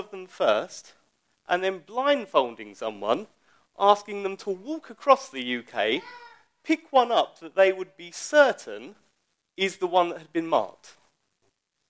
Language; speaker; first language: English; native; English